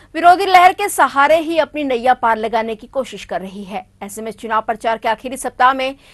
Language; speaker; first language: Hindi; native; Hindi